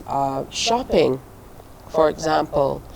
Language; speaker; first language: English; native; English